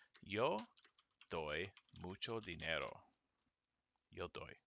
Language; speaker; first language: Spanish; non-native, fluent; English